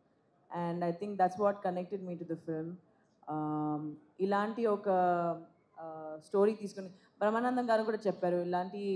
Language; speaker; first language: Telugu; non-native, fluent; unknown